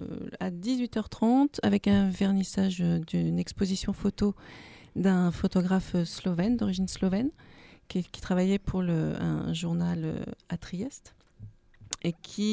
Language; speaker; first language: French; native; French